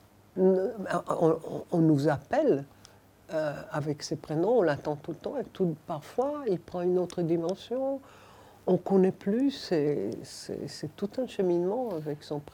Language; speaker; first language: French; non-native, fluent; Hebrew